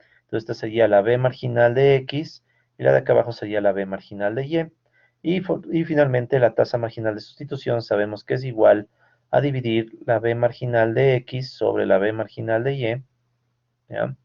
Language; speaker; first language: Spanish; native; Spanish